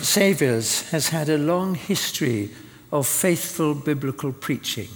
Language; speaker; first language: English; native; English